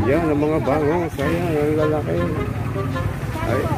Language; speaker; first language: Filipino; native; Filipino